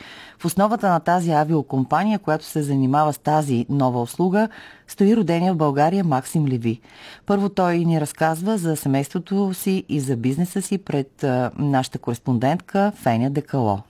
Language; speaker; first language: Bulgarian; native; Bulgarian